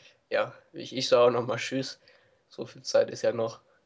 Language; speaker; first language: German; native; German